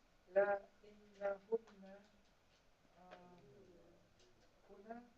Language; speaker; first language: Arabic; non-native, learner; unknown